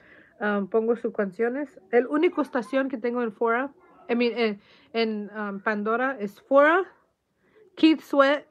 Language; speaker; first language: Spanish; early bilingual, heritage; Spanish